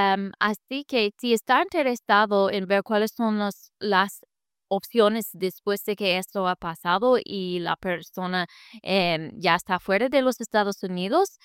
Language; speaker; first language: Spanish; non-native, fluent; English